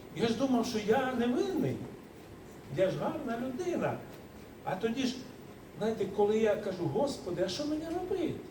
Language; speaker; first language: Ukrainian; native; Ukrainian